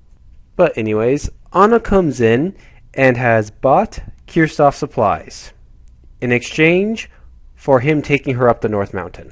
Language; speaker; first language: English; native; English